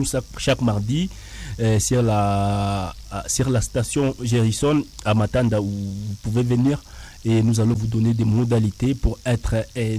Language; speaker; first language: French; non-native, local second language; Nande